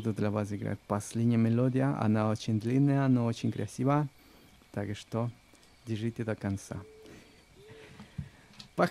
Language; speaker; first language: Russian; non-native, learner; Spanish